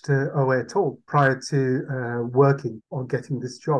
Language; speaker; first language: English; non-native, local second language; Urdu